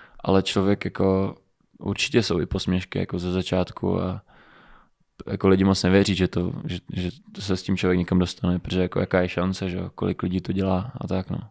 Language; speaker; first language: Czech; early bilingual, other home language; Romanian